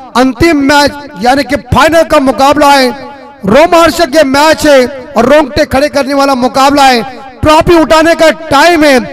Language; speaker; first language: Hindi; non-native, local second language; Marathi